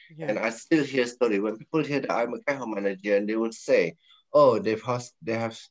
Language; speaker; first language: English; non-native, local second language; Malay